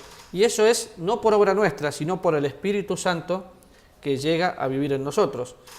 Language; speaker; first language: Spanish; native; Spanish